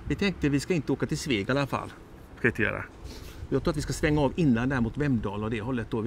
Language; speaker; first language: Swedish; native; Swedish